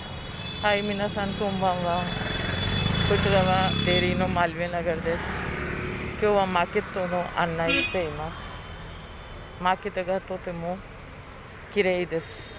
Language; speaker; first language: Japanese; non-native, fluent; Hindi